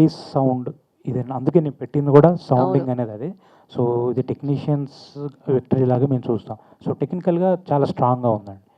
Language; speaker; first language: Telugu; native; Telugu